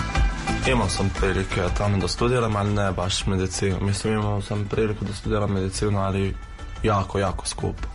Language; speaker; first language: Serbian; non-native, fluent; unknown